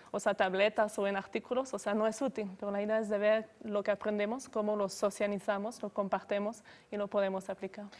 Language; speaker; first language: Spanish; non-native, fluent; French